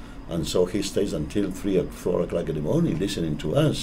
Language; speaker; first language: English; non-native, fluent; Spanish